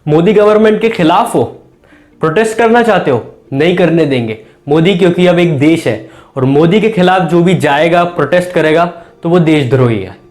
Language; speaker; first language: Hindi; native; Hindi